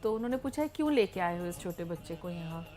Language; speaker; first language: Hindi; native; Hindi